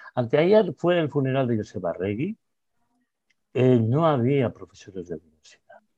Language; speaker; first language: Spanish; non-native, local second language; Basque